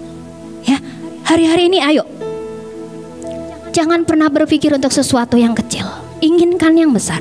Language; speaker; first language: Indonesian; native; Indonesian